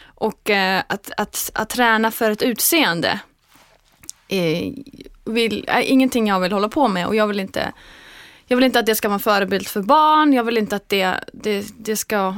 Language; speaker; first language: Swedish; non-native, fluent; Icelandic